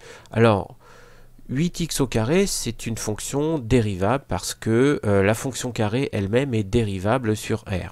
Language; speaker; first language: French; native; French